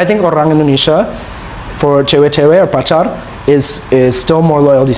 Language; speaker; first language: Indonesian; non-native, learner; English